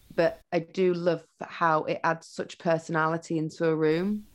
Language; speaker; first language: English; native; English